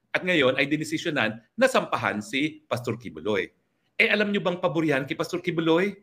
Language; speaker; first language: Filipino; native; Filipino